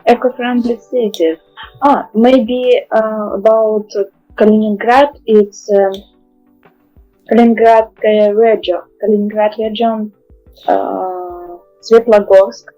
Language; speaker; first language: English; non-native, learner; Russian